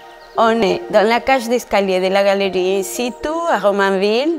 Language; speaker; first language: French; non-native, fluent; Spanish